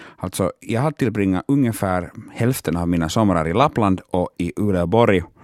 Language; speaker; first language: Swedish; non-native, local second language; Finnish